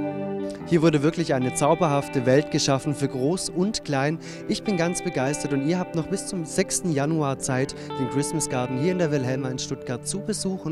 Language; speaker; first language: German; native; German